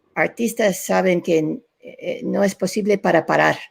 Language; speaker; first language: Spanish; early bilingual, other home language; English